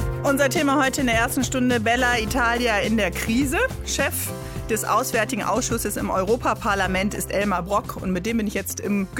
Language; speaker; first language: German; native; German